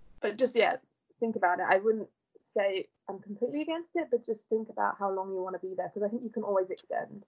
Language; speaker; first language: English; native; English